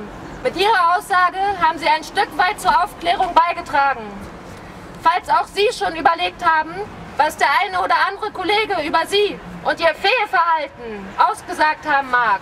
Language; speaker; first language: German; native; German